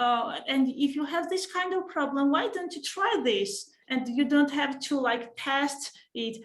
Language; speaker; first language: English; non-native, fluent; Georgian